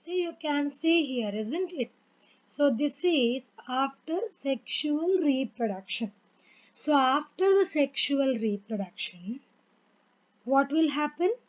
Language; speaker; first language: English; non-native, local second language; Kannada